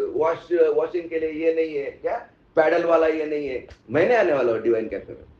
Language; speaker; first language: Hindi; non-native, local second language; Marathi